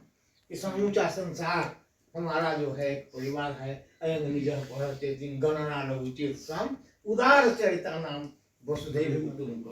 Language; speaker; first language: Hindi; native; Hindi